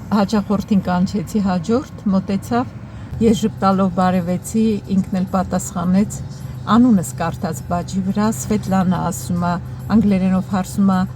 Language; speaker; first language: Armenian; native; Armenian